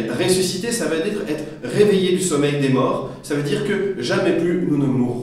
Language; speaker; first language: French; native; French